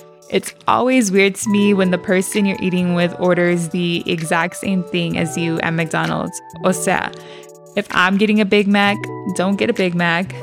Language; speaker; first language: English; early bilingual, other home language; Spanish